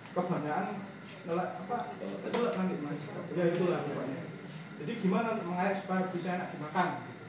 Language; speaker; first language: Indonesian; native; Indonesian